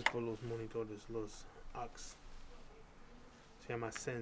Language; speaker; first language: Spanish; early bilingual, heritage; Spanish